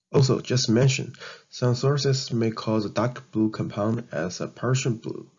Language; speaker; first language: English; non-native, learner; Chinese